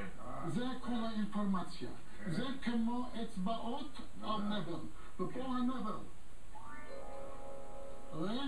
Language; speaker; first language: Hebrew; non-native, fluent; English